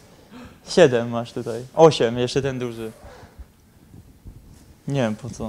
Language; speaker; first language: Polish; native; Polish